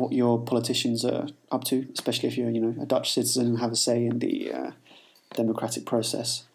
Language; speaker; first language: English; native; English